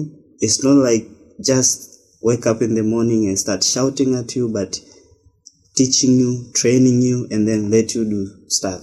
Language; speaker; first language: English; non-native, local second language; Swahili